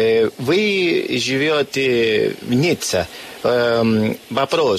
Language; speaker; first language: Russian; non-native, learner; Spanish